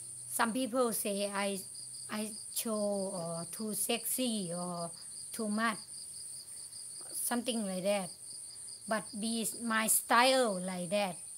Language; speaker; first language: English; non-native, learner; Thai